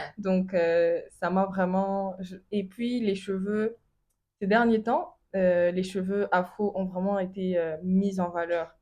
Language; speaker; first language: French; non-native, local second language; Lingala